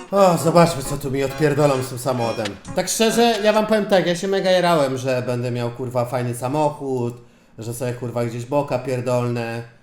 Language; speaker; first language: Polish; native; Polish